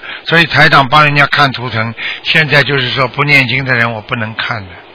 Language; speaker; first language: Chinese; native; Chinese